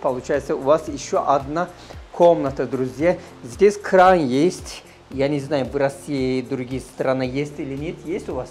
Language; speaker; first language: Russian; non-native, fluent; Turkish